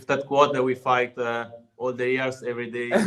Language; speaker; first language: English; non-native, learner; Italian